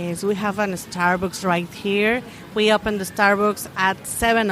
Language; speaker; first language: English; non-native, learner; Spanish